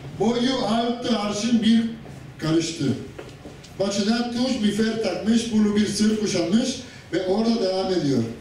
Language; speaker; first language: Turkish; non-native, fluent; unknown